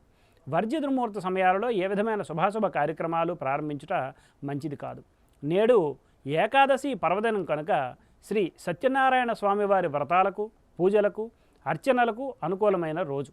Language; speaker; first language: Telugu; native; Telugu